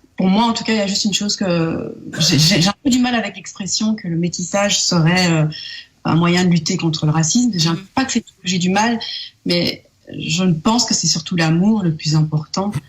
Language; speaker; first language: French; native; French